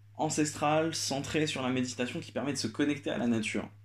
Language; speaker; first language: French; non-native, local second language; Arabic